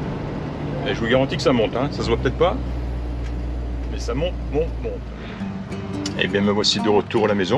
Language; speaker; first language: French; native; French